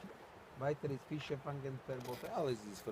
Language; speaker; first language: German; non-native, learner; Slovak